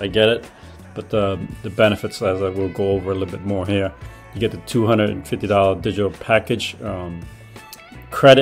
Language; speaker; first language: English; native; English